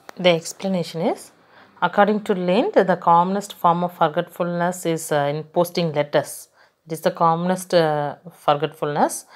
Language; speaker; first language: English; non-native, local second language; Tamil